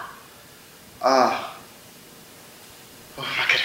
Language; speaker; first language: Japanese; non-native, learner; English